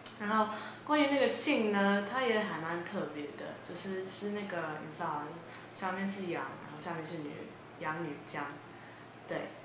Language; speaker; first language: Chinese; non-native, fluent; English